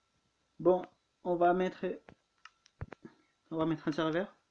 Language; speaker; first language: French; native; French